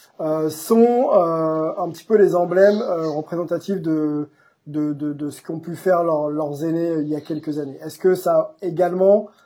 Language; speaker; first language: French; native; French